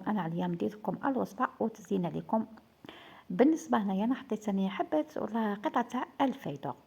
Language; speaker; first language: Arabic; native; Arabic